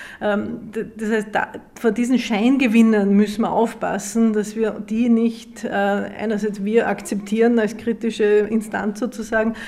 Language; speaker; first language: German; native; German